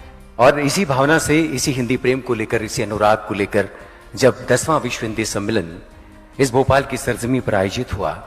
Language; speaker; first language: Hindi; native; Hindi